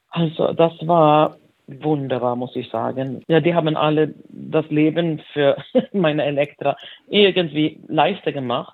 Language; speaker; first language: German; non-native, fluent; Swedish